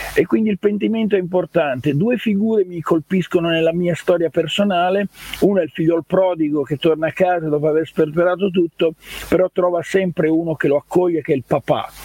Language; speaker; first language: Italian; native; Italian